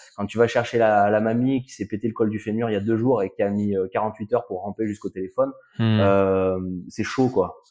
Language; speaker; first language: French; native; French